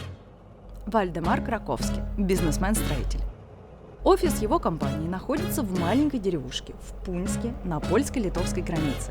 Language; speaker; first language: Russian; native; Russian